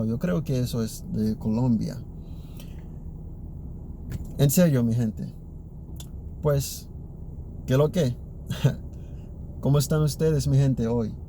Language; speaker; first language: Spanish; early bilingual, other home language; Haitian Creole